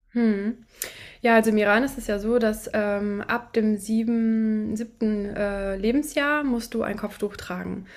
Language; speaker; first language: German; native; German